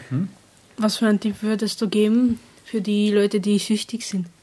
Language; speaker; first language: German; non-native, learner; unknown